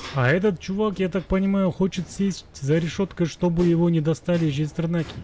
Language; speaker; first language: Russian; non-native, local second language; Kazakh